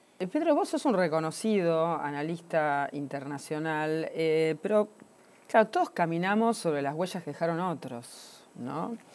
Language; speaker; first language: Spanish; native; Spanish